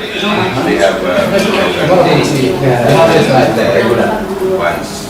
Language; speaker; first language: English; non-native, fluent; Indonesian